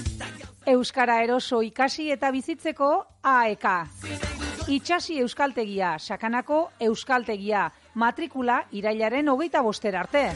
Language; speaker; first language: Basque; native; Basque